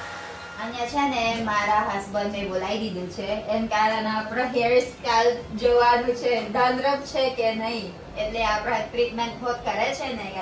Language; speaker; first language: Gujarati; non-native, learner; Filipino